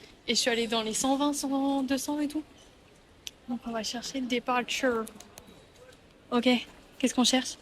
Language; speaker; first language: French; native; French